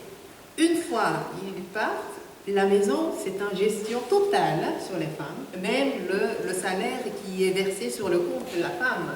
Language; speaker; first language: French; non-native, fluent; Korean